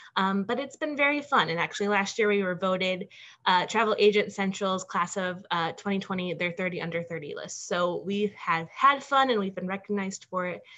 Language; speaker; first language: English; native; English